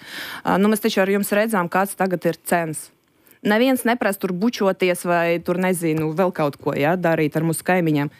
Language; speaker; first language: Latvian; non-native, local second language; Russian